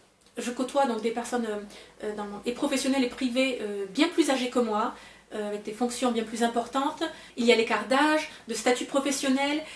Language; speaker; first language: French; native; French